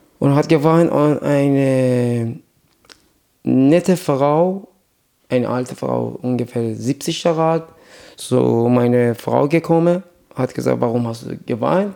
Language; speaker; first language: German; non-native, learner; Persian